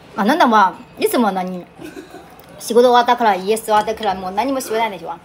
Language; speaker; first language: Japanese; non-native, learner; Chinese